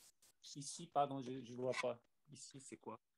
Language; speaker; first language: French; non-native, learner; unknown